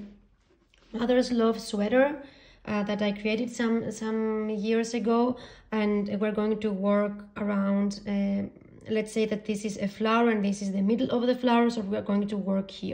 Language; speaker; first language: English; non-native, fluent; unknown